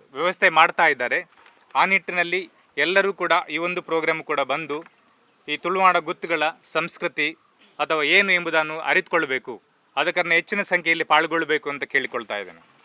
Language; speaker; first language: Kannada; native; Kannada